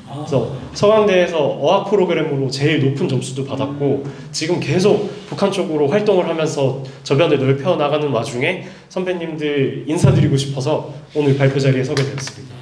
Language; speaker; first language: Korean; native; Korean